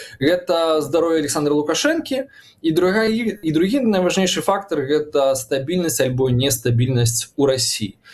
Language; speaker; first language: Belarusian; non-native, local second language; Russian